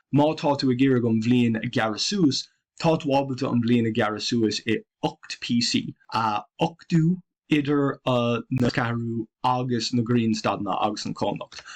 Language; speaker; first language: Irish; non-native, local second language; English